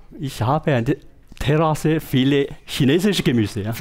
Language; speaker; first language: German; non-native, learner; Chinese